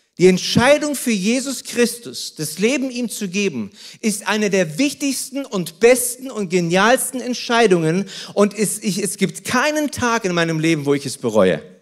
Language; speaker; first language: German; early bilingual, other home language; Russian